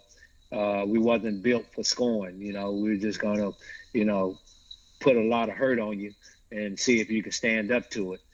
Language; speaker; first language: English; native; English